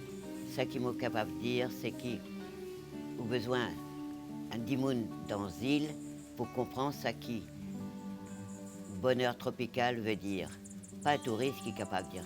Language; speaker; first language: French; non-native, local second language; Morisyen